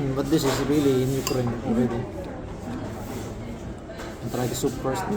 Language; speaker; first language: English; non-native, learner; Filipino